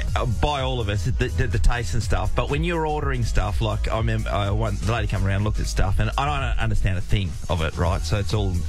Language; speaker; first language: English; native; English